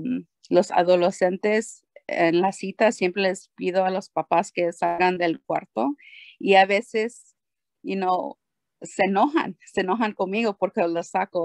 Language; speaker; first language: Spanish; early bilingual, heritage; Spanish